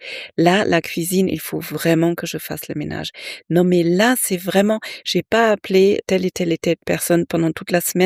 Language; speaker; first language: French; native; French